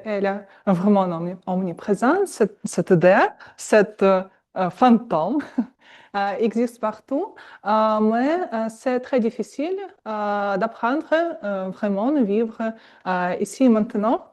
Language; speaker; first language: French; non-native, learner; Russian